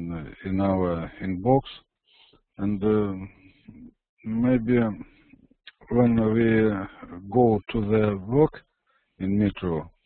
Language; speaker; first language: English; non-native, learner; Russian